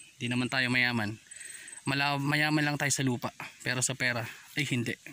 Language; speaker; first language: Filipino; non-native, local second language; Waray